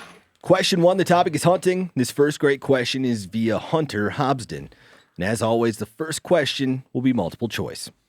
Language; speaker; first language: English; native; English